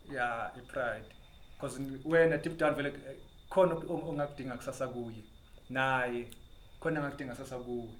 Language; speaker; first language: Zulu; native; Zulu